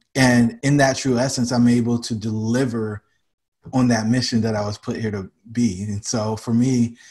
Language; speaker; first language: English; native; English